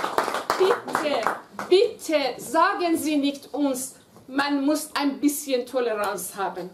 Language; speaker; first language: German; non-native, fluent; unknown